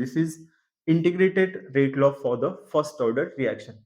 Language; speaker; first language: Hindi; non-native, local second language; Marathi